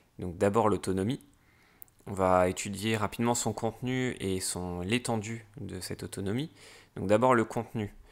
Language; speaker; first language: French; native; French